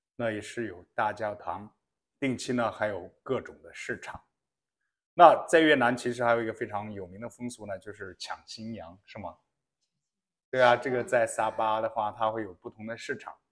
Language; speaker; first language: Chinese; native; Chinese